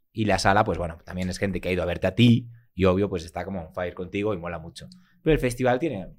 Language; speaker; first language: Spanish; native; Spanish